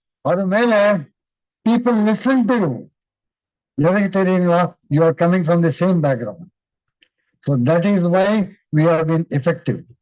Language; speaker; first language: Tamil; non-native, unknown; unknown